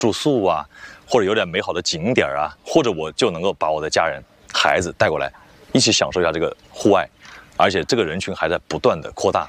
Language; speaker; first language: Chinese; native; Chinese